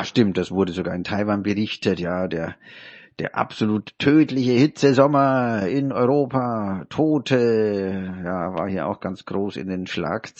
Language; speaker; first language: German; native; German